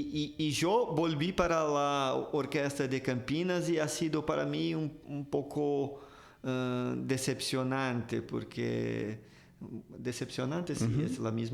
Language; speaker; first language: Spanish; non-native, fluent; Portuguese